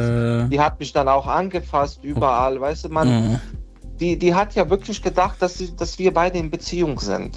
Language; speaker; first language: German; non-native, fluent; Bosnian